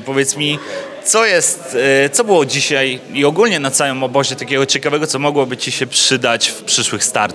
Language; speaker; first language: Polish; native; Polish